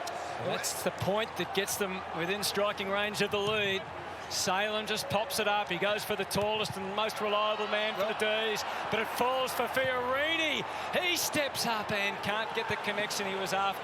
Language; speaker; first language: English; native; English